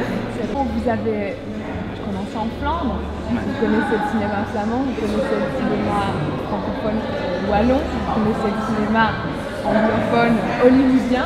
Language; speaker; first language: French; native; French